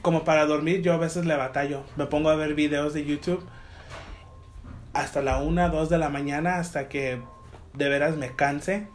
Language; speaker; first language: Spanish; early bilingual, heritage; Spanish